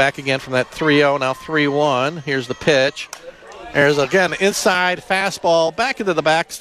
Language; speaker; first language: English; native; English